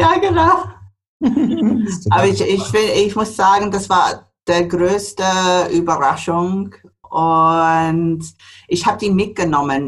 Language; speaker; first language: German; non-native, fluent; English